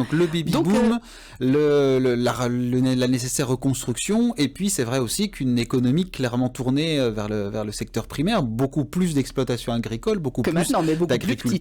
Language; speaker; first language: French; native; French